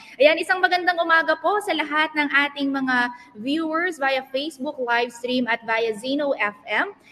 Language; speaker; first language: Filipino; non-native, local second language; Pampanga